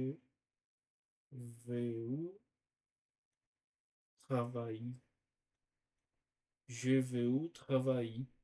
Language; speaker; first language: French; non-native, learner; Portuguese